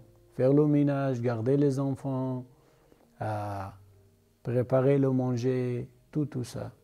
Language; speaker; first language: French; non-native, learner; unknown